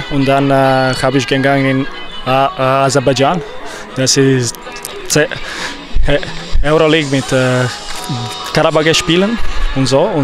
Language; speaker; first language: German; non-native, learner; Croatian